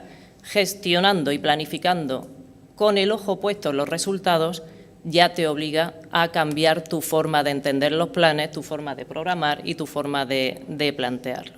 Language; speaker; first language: Spanish; native; Spanish